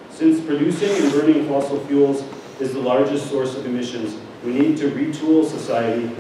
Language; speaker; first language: English; native; English